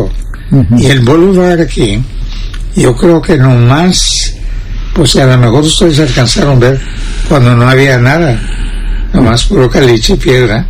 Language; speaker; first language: Spanish; early bilingual, heritage; Spanish